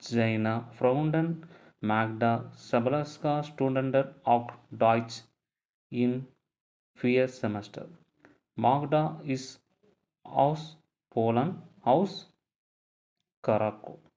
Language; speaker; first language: German; non-native, learner; Tamil